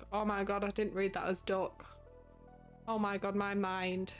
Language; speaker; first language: English; native; English